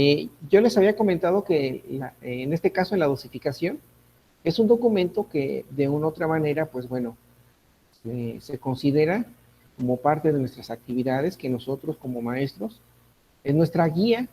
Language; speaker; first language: Spanish; native; Spanish